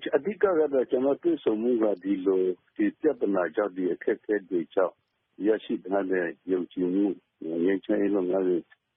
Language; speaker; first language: Burmese; non-native, local second language; Karen languages